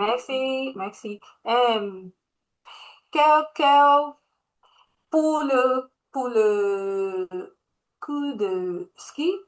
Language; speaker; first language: French; non-native, learner; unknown